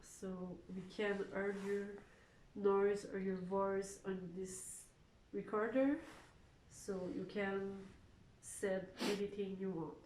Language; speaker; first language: English; non-native, learner; French